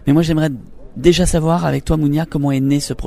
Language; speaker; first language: French; native; French